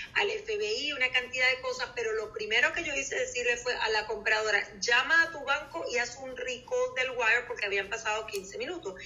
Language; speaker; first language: Spanish; native; Spanish